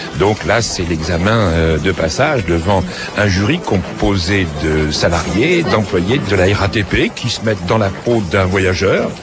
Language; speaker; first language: French; native; French